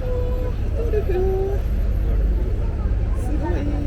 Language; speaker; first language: Japanese; native; Japanese